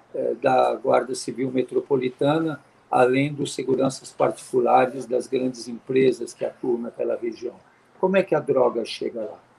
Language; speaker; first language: Portuguese; native; Portuguese